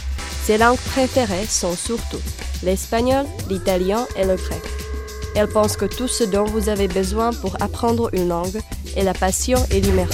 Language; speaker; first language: French; non-native, learner; Czech